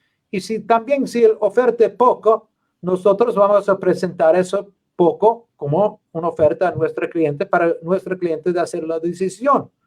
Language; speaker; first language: Spanish; non-native, learner; English